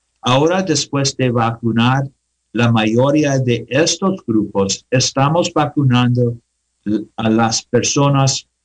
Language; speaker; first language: Spanish; non-native, learner; English